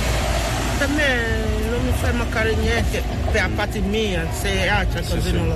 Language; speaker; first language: Italian; non-native, learner; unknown